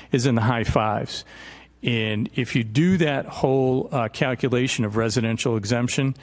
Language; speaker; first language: English; native; English